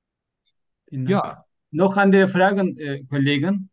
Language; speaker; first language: German; non-native, learner; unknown